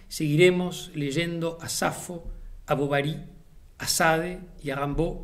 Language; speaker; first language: Spanish; native; Spanish